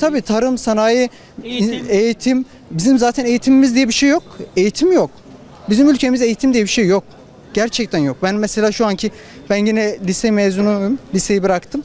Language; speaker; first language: Turkish; native; Turkish